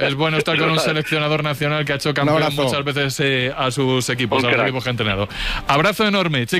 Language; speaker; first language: Spanish; native; Spanish